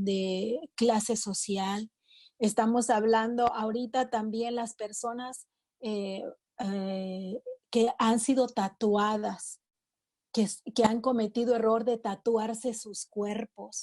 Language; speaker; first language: Spanish; native; Spanish